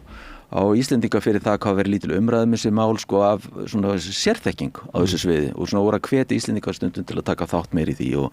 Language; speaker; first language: Icelandic; native; Icelandic